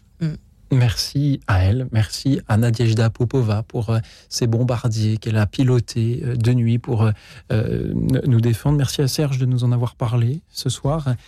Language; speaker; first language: French; native; French